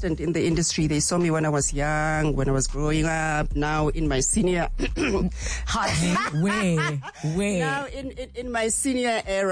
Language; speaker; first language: English; non-native, local second language; Tswana